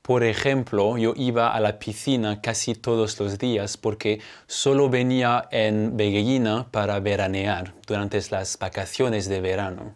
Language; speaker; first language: Spanish; non-native, fluent; French